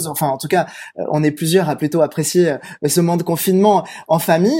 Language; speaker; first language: French; native; French